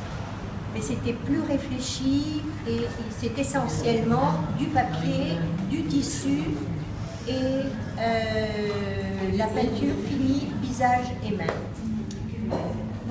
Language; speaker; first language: French; native; French